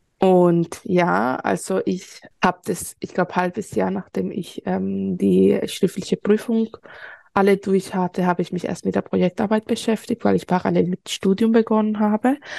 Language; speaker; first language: German; early bilingual, other home language; Spanish